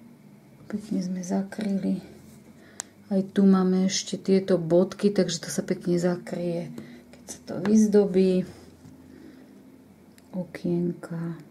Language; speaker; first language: Slovak; native; Slovak